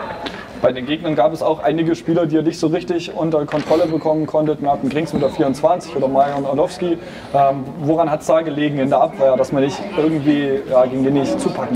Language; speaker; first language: German; native; German